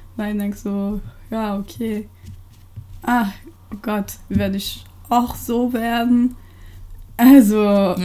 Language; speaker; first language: German; non-native, fluent; French